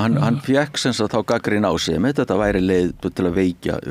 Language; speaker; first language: Icelandic; native; Icelandic